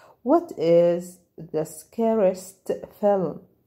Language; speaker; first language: English; non-native, fluent; Arabic